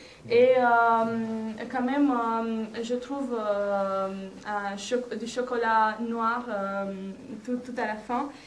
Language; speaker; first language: French; non-native, fluent; Romanian